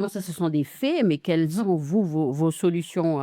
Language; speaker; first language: French; native; French